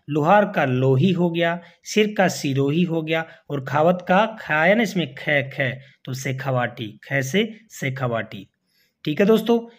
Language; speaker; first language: Hindi; native; Hindi